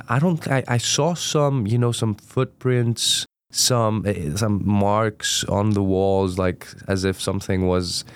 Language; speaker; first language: English; non-native, fluent; Greek